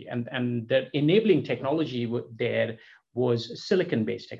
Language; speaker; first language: English; non-native, local second language; Bangla